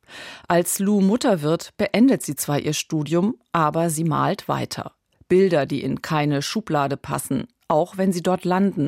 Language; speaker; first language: German; native; German